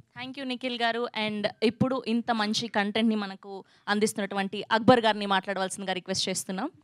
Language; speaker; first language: Telugu; native; Telugu